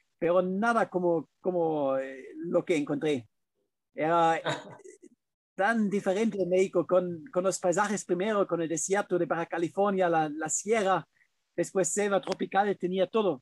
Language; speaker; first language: Spanish; non-native, fluent; German